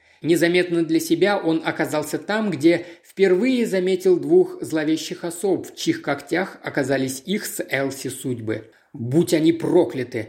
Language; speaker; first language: Russian; native; Russian